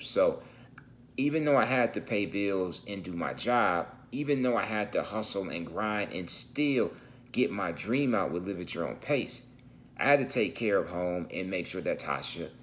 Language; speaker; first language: English; native; English